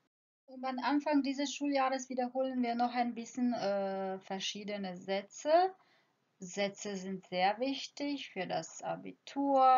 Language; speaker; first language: German; non-native, fluent; Croatian